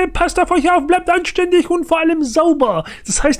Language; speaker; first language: German; native; German